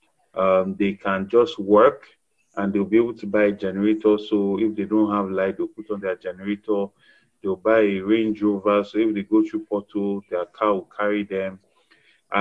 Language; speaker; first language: English; non-native, local second language; Yoruba